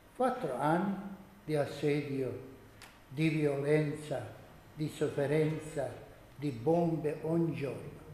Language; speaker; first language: Italian; non-native, learner; Croatian